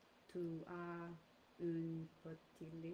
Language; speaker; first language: French; non-native, learner; English